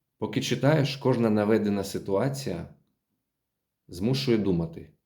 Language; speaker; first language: Ukrainian; native; Ukrainian